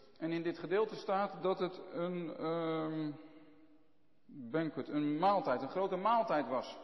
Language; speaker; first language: Dutch; native; Dutch